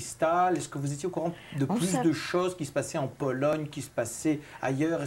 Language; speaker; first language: French; native; French